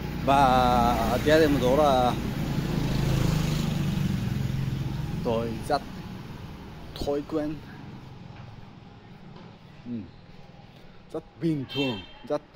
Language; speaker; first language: Vietnamese; non-native, learner; Japanese